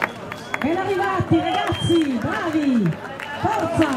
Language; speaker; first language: Italian; native; Italian